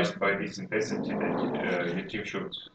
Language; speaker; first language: English; non-native, fluent; Russian